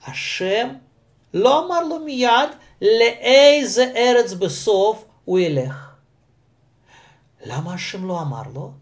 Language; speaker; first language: Hebrew; non-native, fluent; Russian